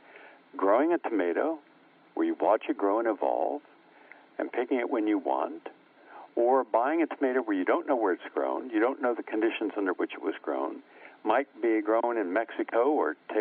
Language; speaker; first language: English; native; English